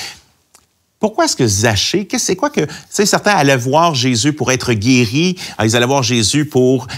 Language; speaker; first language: French; native; French